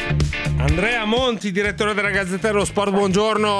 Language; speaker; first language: Italian; native; Italian